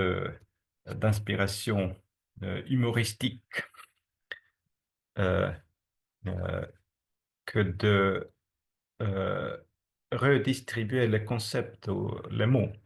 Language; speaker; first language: French; non-native, fluent; Estonian